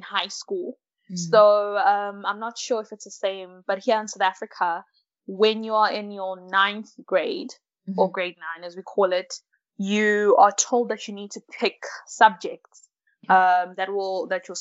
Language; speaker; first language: English; early bilingual, other home language; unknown